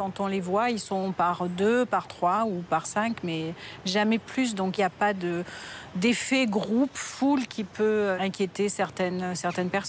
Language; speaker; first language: French; native; French